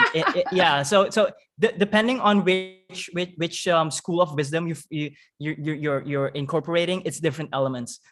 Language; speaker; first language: English; non-native, fluent; Dutch